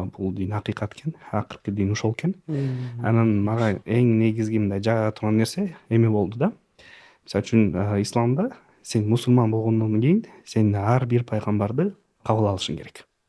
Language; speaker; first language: Kyrgyz; non-native, local second language; Russian